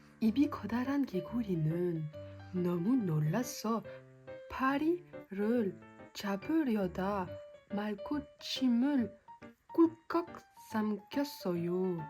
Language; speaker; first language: Korean; early bilingual, heritage; French